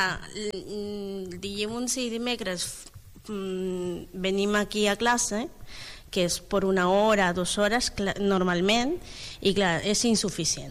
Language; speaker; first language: Catalan; non-native, learner; Spanish